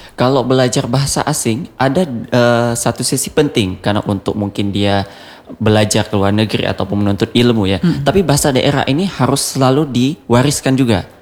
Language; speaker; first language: Indonesian; non-native, local second language; Achinese